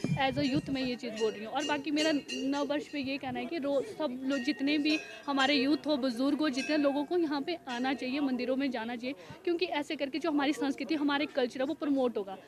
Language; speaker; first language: Hindi; native; Hindi